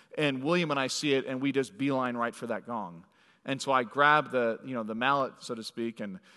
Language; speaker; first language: English; native; English